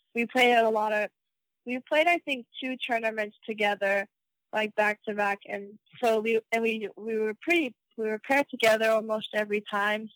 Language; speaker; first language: English; native; English